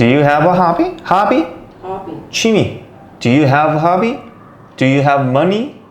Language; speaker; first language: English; non-native, fluent; Korean